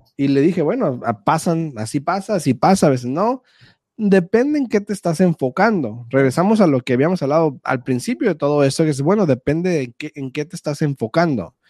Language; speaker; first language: Spanish; native; Spanish